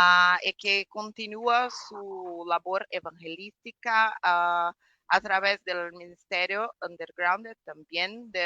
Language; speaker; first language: Spanish; non-native, fluent; Portuguese